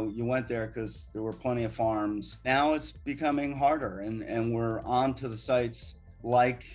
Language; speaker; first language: English; native; English